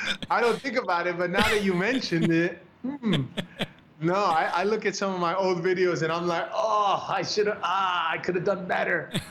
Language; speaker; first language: English; early bilingual, other home language; Spanish